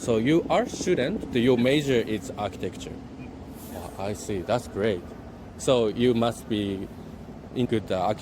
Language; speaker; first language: English; non-native, learner; Japanese